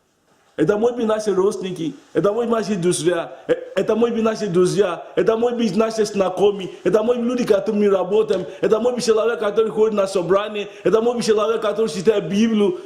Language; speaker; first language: Russian; non-native, learner; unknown